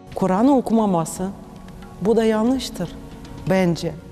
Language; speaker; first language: Turkish; non-native, fluent; Ukrainian